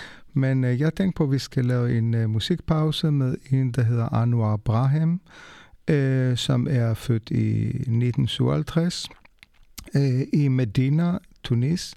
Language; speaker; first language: Danish; non-native, fluent; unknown